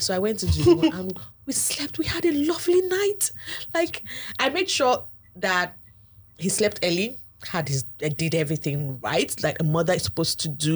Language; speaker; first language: English; non-native, local second language; Igbo